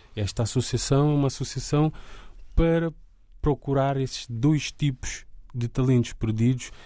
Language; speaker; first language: Portuguese; native; Portuguese